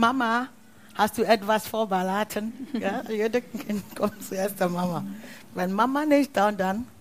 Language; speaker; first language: German; non-native, learner; Akan